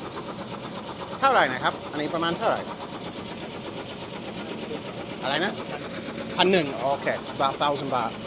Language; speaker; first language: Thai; non-native, learner; English